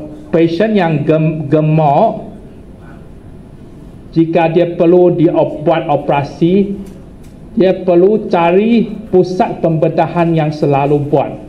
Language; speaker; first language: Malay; non-native, local second language; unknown